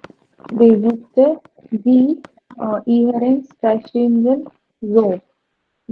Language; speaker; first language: German; non-native, learner; Hindi